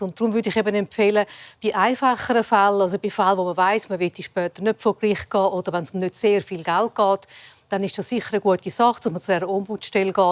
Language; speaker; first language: German; native; German